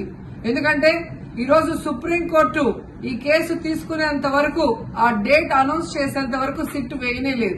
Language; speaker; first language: Telugu; native; Telugu